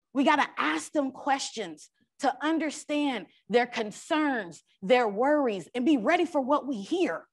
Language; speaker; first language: English; native; English